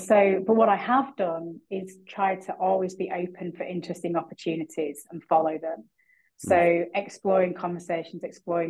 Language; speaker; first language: English; native; English